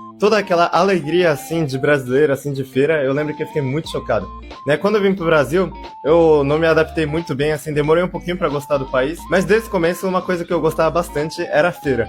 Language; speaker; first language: Portuguese; early bilingual, other home language; Japanese